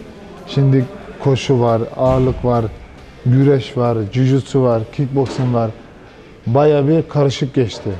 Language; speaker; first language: Turkish; early bilingual, heritage; Turkish